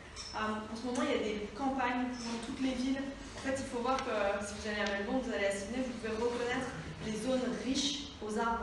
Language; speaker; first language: French; native; French